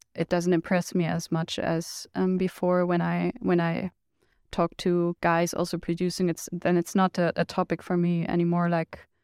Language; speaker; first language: English; non-native, fluent; German